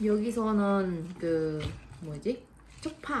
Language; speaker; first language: Korean; non-native, fluent; Vietnamese